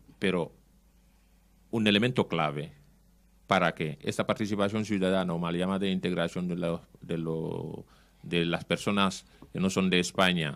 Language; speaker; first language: Spanish; non-native, fluent; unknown